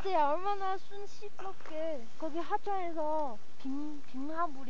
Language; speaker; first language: Korean; non-native, fluent; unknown